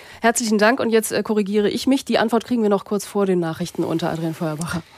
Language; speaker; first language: German; native; German